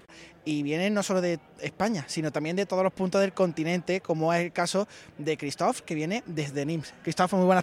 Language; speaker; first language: Spanish; native; Spanish